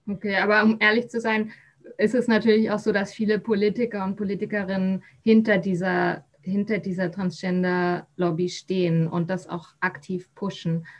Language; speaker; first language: German; native; German